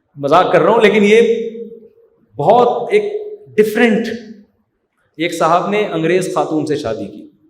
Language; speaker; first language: Urdu; native; Urdu